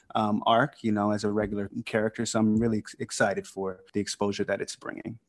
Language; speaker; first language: English; native; English